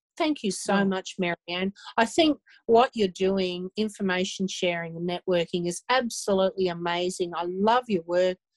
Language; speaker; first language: English; native; English